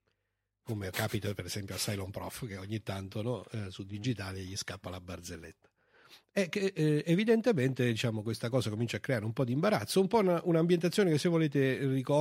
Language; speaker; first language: Italian; native; Italian